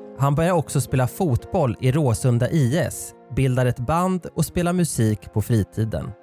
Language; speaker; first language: Swedish; native; Swedish